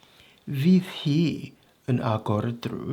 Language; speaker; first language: Welsh; non-native, local second language; English